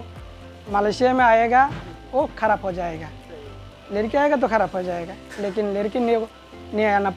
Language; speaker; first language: Hindi; non-native, learner; Bangla